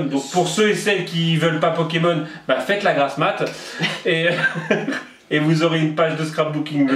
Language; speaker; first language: French; native; French